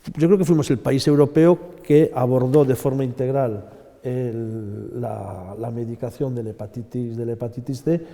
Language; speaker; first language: Spanish; native; Spanish